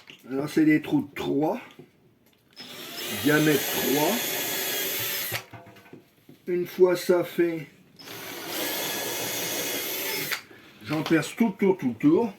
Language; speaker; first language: French; native; French